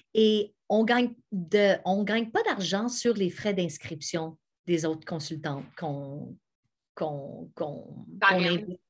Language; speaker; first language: French; native; French